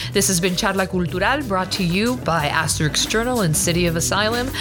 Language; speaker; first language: English; early bilingual, other home language; Spanish